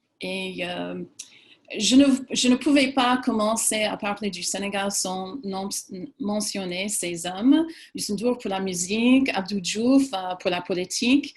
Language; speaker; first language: French; non-native, fluent; English